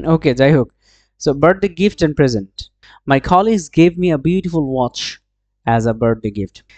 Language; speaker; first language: English; non-native, local second language; Bangla